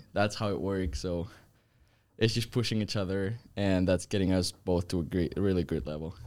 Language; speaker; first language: English; non-native, fluent; Spanish